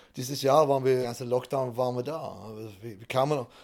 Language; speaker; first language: German; non-native, fluent; Swedish